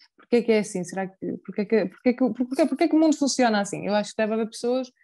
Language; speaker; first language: Portuguese; native; Portuguese